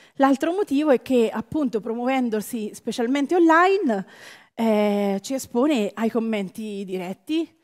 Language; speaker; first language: Italian; native; Italian